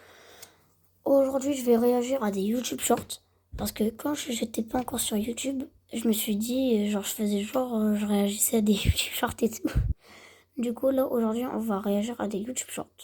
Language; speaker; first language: French; native; French